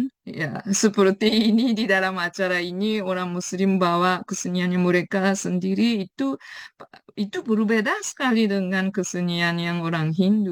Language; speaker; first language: Indonesian; non-native, fluent; Japanese